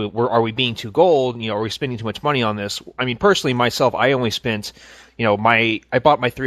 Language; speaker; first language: English; native; English